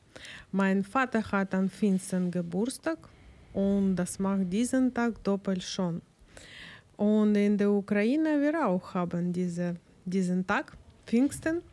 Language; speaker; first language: German; non-native, learner; Ukrainian